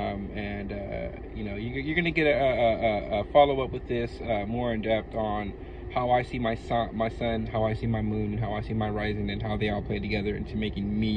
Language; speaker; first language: English; native; English